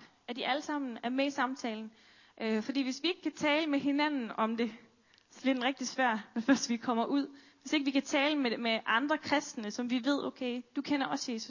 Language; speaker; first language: Danish; native; Danish